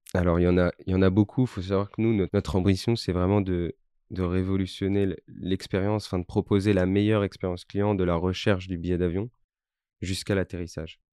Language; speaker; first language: French; native; French